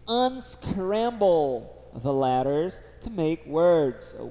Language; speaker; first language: English; non-native, fluent; Portuguese